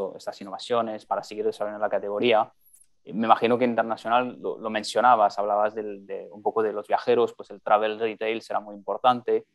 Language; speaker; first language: Spanish; non-native, fluent; French